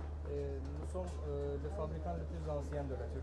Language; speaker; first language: French; non-native, fluent; Turkish